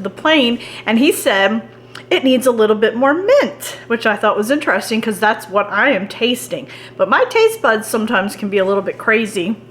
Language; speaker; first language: English; native; English